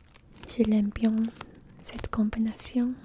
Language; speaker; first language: French; non-native, learner; English